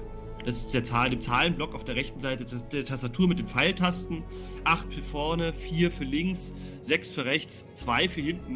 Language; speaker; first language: German; native; German